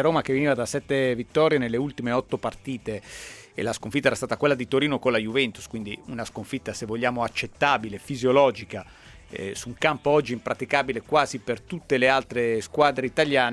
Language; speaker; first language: Italian; native; Italian